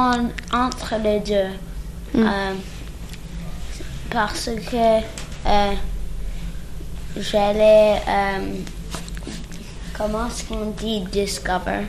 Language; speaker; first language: French; early bilingual, other home language; English